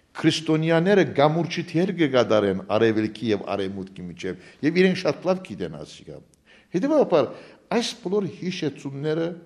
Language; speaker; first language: Armenian; native; Armenian